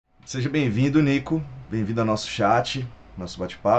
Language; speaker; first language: Portuguese; native; Portuguese